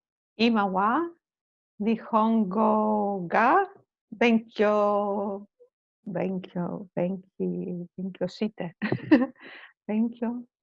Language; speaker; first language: Japanese; non-native, learner; English